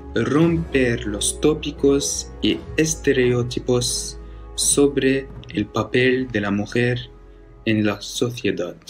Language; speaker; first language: Spanish; non-native, learner; Arabic